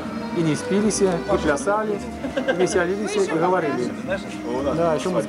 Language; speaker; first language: Russian; native; Russian